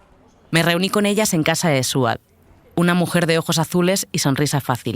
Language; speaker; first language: Spanish; native; Spanish